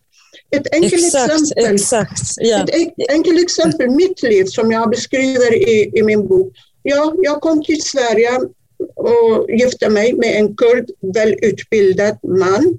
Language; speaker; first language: Swedish; non-native, fluent; Kurdish